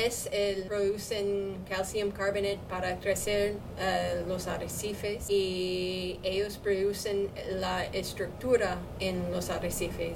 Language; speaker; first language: Spanish; non-native, learner; English